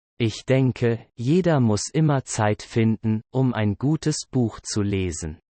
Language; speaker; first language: German; non-native, learner; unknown